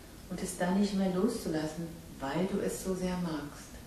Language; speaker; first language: German; native; German